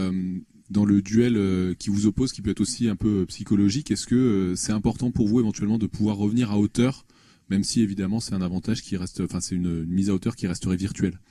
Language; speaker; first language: French; native; French